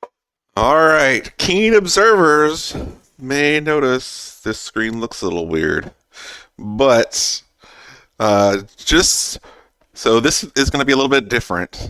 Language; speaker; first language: English; native; English